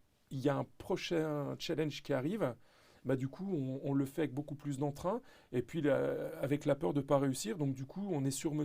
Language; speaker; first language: French; native; French